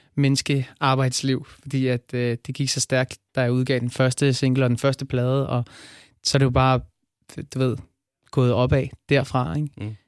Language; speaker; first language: Danish; native; Danish